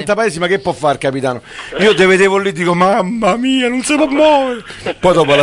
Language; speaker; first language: Italian; native; Italian